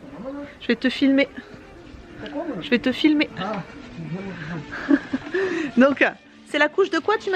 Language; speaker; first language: French; native; French